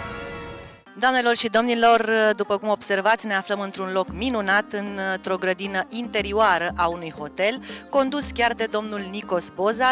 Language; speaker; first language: Romanian; native; Romanian